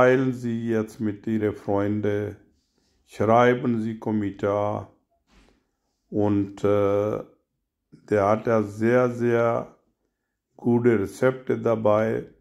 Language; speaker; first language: German; non-native, learner; Urdu